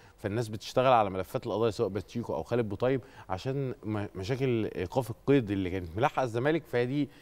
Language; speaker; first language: Arabic; native; Arabic